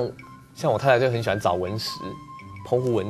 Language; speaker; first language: Chinese; native; Chinese